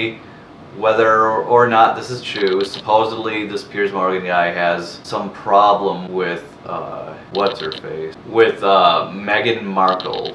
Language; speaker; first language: English; native; English